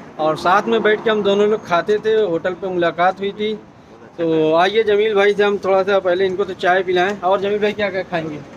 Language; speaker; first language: Hindi; native; Hindi